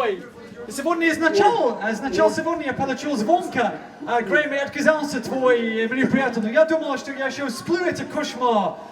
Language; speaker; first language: Russian; non-native, learner; English